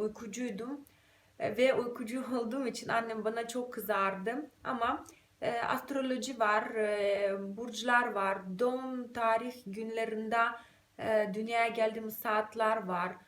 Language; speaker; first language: Turkish; non-native, fluent; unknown